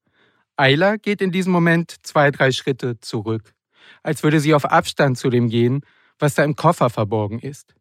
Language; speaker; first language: German; native; German